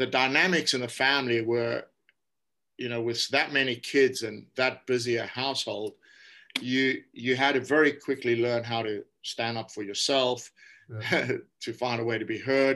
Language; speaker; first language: English; native; English